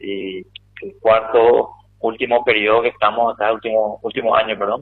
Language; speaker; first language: Spanish; native; Spanish